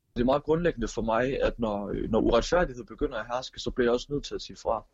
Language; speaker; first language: Danish; early bilingual, other home language; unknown